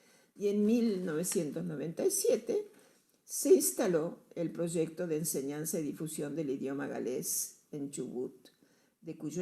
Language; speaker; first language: Spanish; native; Spanish